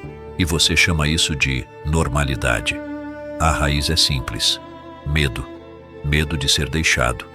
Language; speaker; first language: Portuguese; native; Portuguese